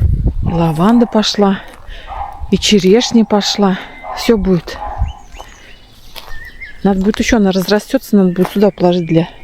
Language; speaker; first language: Russian; native; Russian